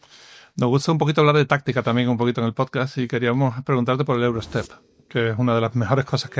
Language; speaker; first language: Spanish; native; Spanish